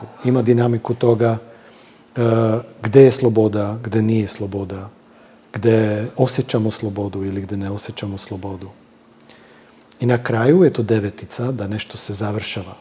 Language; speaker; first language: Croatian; non-native, fluent; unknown